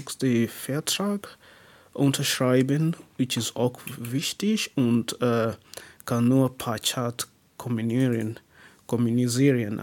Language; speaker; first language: German; non-native, learner; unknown